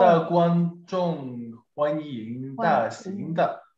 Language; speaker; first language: Chinese; non-native, fluent; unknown